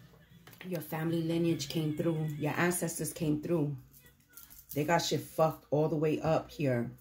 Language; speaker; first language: English; native; English